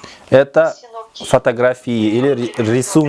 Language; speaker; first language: Russian; non-native, local second language; Kyrgyz